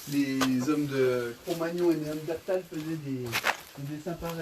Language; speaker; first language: French; native; French